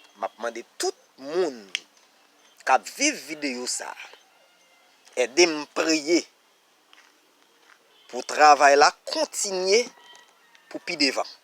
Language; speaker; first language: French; non-native, learner; Haitian Creole